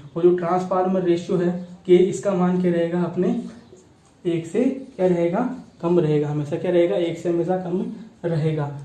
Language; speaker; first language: Hindi; native; Hindi